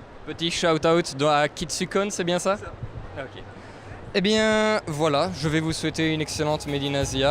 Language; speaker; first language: French; native; French